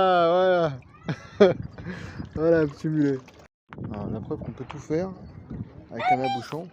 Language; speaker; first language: French; native; French